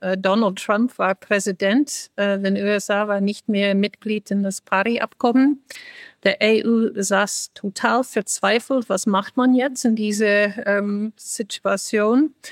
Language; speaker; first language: German; non-native, fluent; English